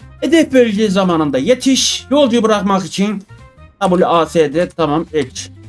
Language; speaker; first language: Turkish; native; Turkish